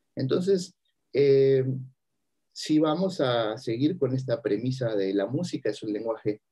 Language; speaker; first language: Spanish; native; Spanish